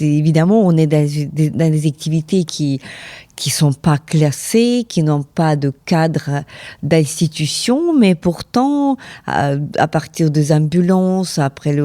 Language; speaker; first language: French; non-native, fluent; Ukrainian